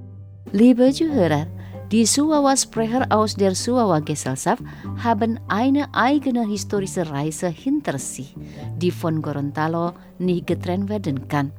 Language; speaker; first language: German; non-native, fluent; Indonesian